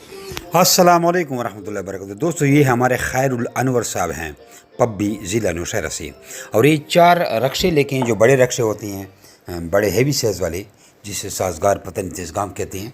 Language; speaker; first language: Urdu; non-native, local second language; Pashto